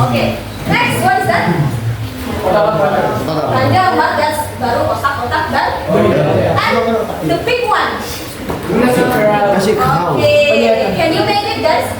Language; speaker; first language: English; non-native, learner; Indonesian